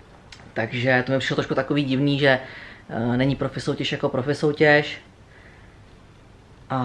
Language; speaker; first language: Czech; native; Czech